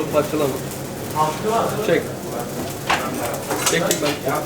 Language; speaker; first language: Turkish; native; Turkish